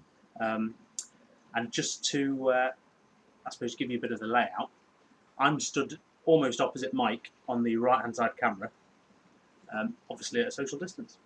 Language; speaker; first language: English; native; English